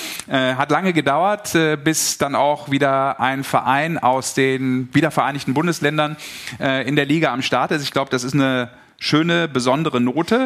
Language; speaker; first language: German; native; German